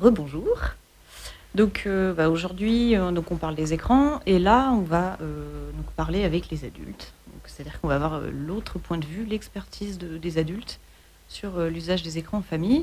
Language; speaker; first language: French; native; French